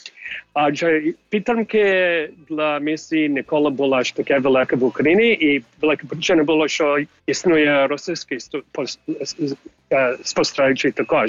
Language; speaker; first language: Ukrainian; early bilingual, heritage; English